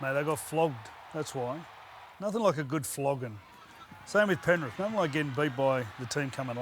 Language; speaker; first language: English; native; English